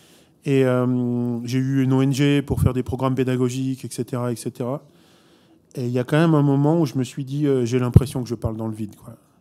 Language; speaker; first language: French; native; French